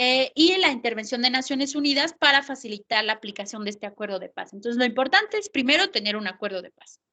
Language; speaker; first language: Spanish; native; Spanish